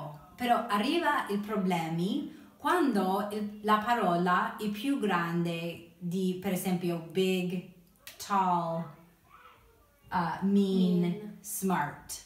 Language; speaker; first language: Italian; non-native, fluent; English